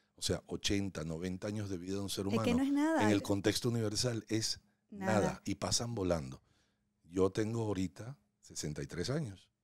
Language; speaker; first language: Spanish; non-native, local second language; Hungarian